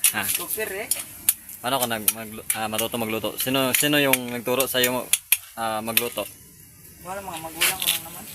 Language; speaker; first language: Filipino; non-native, local second language; Cebuano